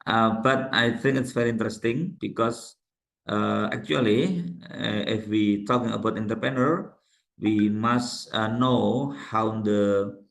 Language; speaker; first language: English; non-native, local second language; Indonesian